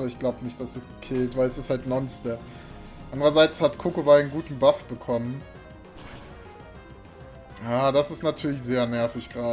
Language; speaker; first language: German; native; German